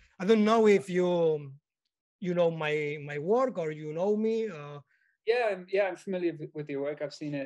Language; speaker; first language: English; non-native, learner; Spanish